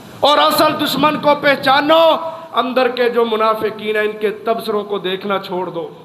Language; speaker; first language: Urdu; non-native, local second language; Punjabi